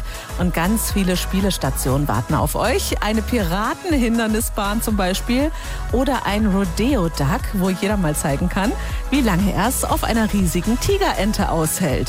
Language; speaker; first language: German; native; German